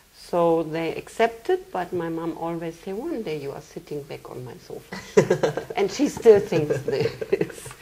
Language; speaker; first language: English; non-native, fluent; German